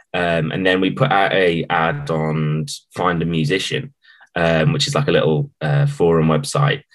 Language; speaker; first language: English; native; English